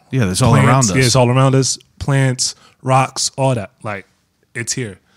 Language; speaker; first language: English; native; English